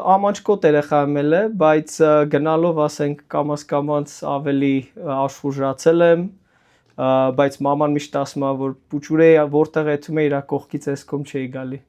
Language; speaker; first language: Armenian; early bilingual, heritage; Armenian